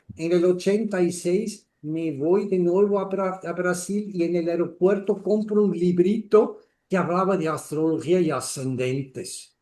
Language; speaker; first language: Spanish; non-native, fluent; German